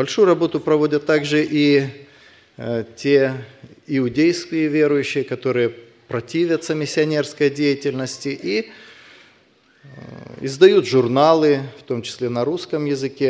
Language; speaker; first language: Russian; native; Russian